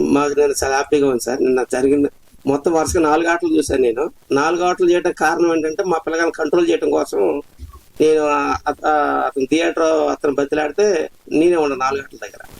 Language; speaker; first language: Telugu; native; Telugu